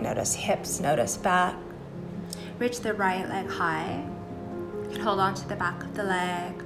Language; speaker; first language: English; native; English